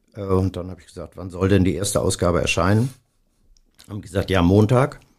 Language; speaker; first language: German; native; German